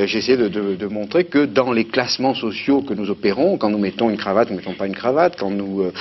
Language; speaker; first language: French; native; French